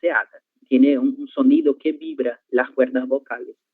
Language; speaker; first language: Spanish; non-native, learner; Portuguese